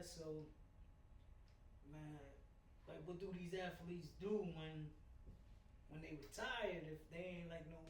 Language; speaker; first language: English; native; English